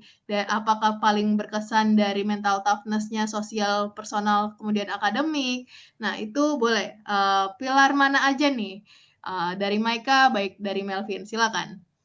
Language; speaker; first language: Indonesian; native; Indonesian